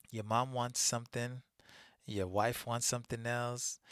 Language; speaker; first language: English; early bilingual, other home language; Haitian Creole